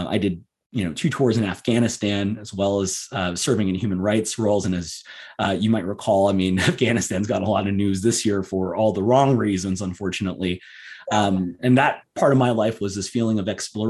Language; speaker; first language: English; native; English